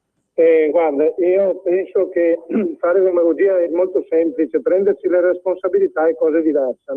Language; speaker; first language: Italian; native; Italian